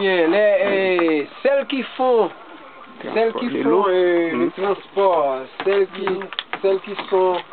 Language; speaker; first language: French; non-native, local second language; Haitian Creole